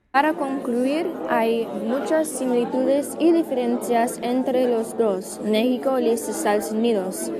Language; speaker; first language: Spanish; non-native, fluent; English